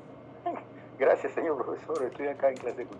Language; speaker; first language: Spanish; native; Spanish